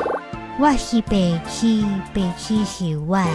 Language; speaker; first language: Chinese; native; Chinese